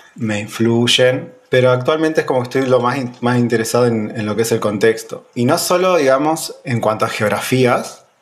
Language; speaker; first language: Spanish; native; Spanish